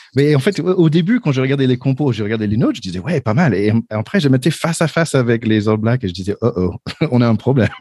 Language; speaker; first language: French; non-native, fluent; English